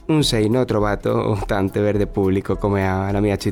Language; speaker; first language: Italian; non-native, learner; Spanish